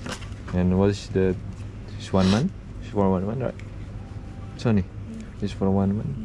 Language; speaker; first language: English; non-native, learner; Indonesian